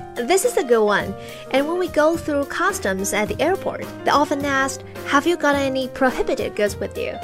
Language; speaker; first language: English; non-native, fluent; Chinese